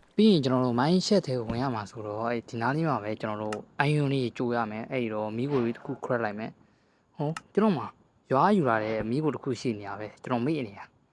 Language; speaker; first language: Burmese; native; Burmese